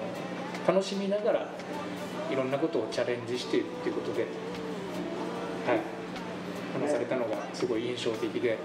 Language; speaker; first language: Japanese; native; Japanese